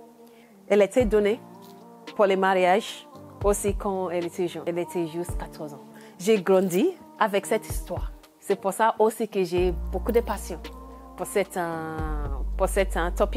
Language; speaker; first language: French; non-native, learner; English